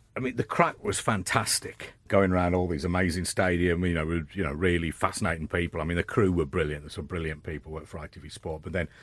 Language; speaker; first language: English; native; English